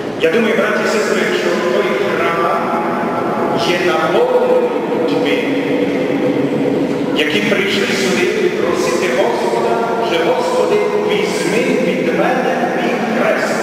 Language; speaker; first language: Ukrainian; non-native, local second language; Rusyn